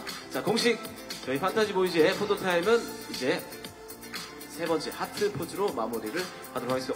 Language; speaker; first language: Korean; native; Korean